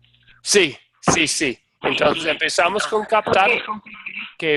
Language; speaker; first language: Spanish; non-native, fluent; English